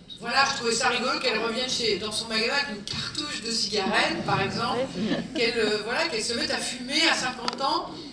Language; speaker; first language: French; native; French